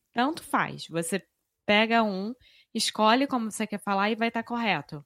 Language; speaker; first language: Portuguese; native; Portuguese